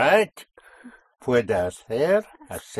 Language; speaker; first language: Spanish; non-native, fluent; English